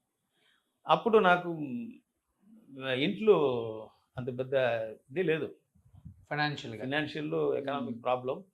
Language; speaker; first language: Telugu; non-native, learner; Tamil